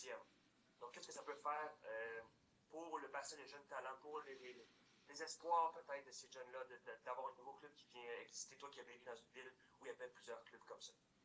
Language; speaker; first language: French; native; French